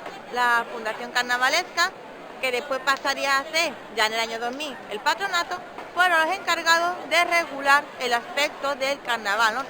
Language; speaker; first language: Spanish; native; Spanish